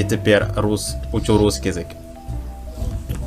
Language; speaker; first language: Russian; non-native, learner; Indonesian